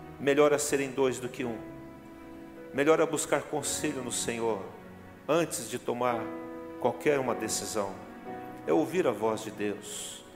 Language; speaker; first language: Portuguese; native; Portuguese